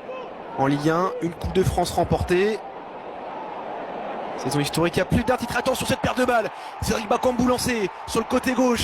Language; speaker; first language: French; native; French